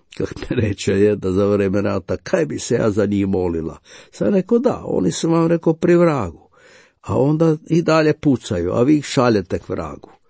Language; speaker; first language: Croatian; native; Croatian